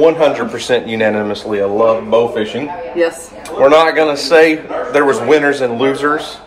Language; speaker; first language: English; native; English